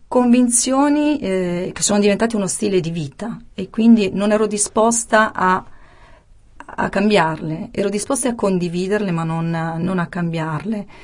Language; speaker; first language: Italian; native; Italian